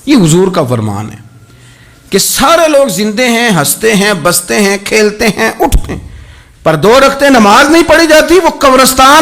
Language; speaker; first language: Urdu; native; Urdu